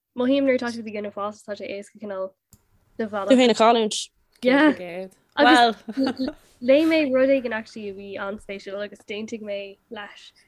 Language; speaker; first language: Irish; non-native, local second language; English